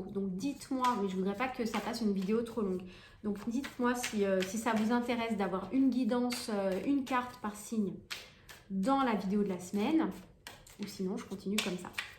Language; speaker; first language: French; native; French